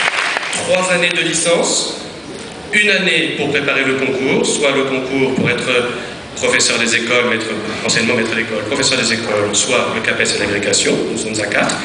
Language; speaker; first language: French; native; French